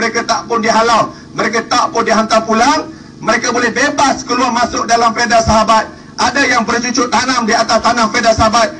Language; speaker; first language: Malay; native; Malay